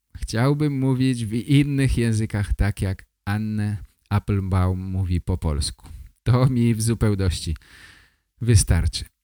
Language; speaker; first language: Polish; native; Polish